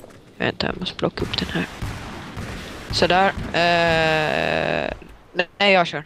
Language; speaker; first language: Swedish; native; Swedish